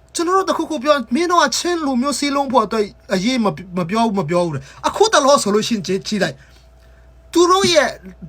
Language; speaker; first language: Burmese; non-native, local second language; Hakha Chin